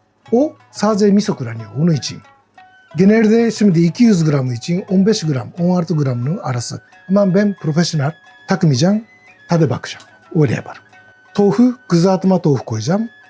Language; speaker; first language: Turkish; non-native, learner; Japanese